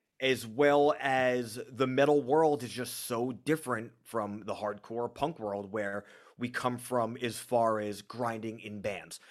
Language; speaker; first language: English; native; English